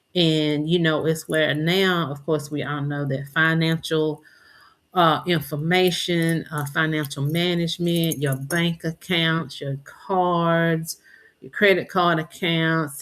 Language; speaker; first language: English; native; English